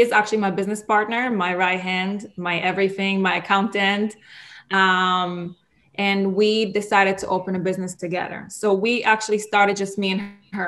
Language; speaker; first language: English; non-native, fluent; Hebrew